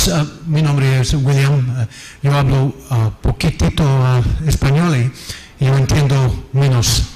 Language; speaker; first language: Spanish; non-native, learner; English